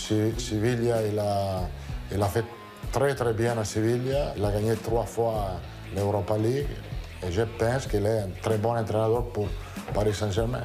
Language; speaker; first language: French; non-native, learner; Italian